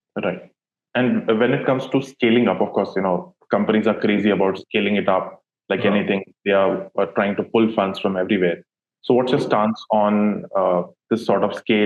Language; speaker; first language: English; non-native, local second language; Hindi